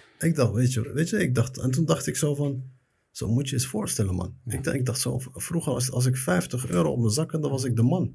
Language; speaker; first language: Dutch; early bilingual, other home language; Arabic